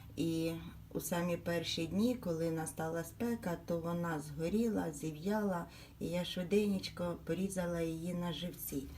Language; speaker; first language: Ukrainian; native; Ukrainian